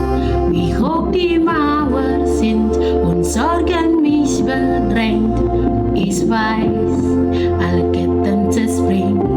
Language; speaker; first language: German; non-native, learner; Indonesian